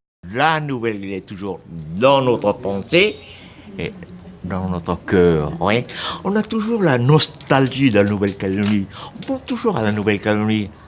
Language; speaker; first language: French; non-native, local second language; Vietnamese